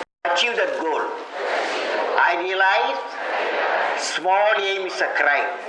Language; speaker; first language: English; non-native, local second language; Tamil